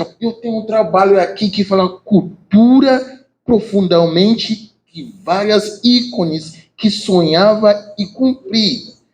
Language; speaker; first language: Portuguese; non-native, learner; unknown